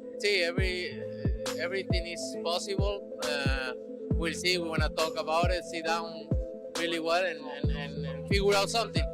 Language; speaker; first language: English; non-native, learner; Spanish